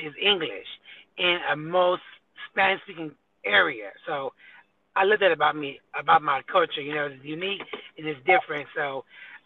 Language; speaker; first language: English; native; English